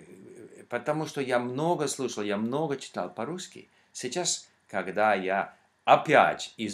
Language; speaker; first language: Russian; non-native, learner; English